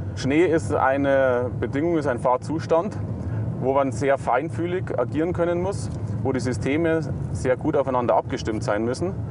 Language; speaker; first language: German; native; German